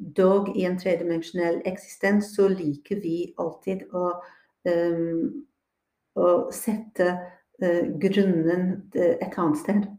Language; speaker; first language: Norwegian; non-native, fluent; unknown